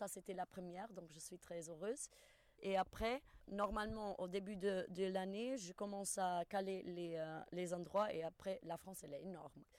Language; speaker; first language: French; non-native, fluent; Portuguese